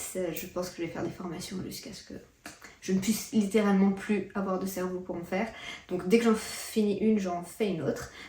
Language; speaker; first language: French; early bilingual, other home language; Portuguese